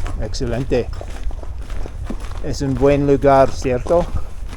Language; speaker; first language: Spanish; non-native, learner; English